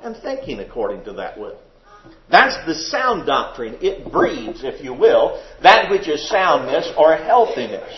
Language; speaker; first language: English; native; English